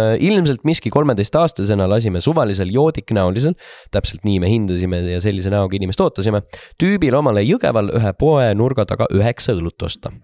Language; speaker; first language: Estonian; native; Estonian